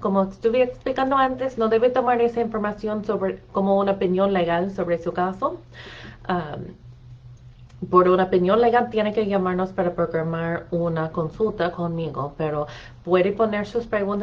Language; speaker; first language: Spanish; non-native, fluent; English